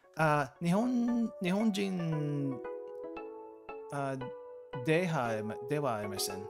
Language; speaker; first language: Japanese; non-native, learner; English